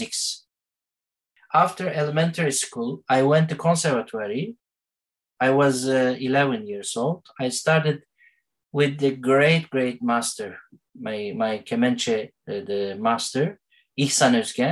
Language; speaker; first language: English; non-native, learner; Turkish